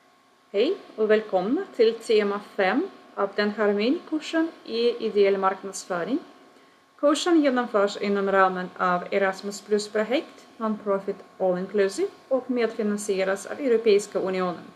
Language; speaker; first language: Swedish; non-native, fluent; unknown